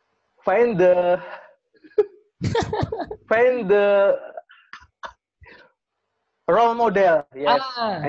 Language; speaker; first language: English; non-native, learner; Indonesian